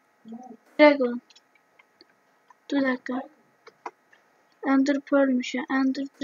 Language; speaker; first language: Turkish; native; Turkish